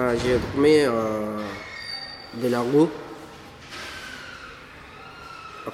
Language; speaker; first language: French; non-native, learner; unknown